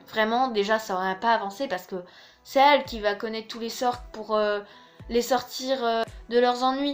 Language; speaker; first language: French; native; French